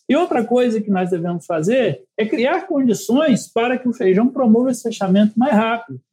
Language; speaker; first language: Portuguese; native; Portuguese